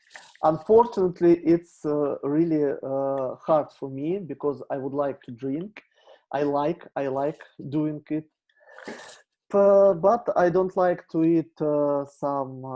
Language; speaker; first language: English; non-native, learner; Russian